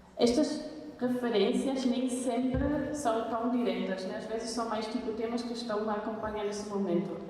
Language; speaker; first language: Portuguese; non-native, fluent; German